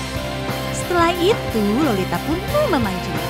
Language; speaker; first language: Indonesian; native; Indonesian